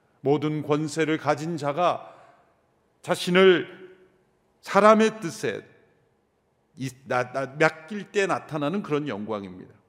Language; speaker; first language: Korean; native; Korean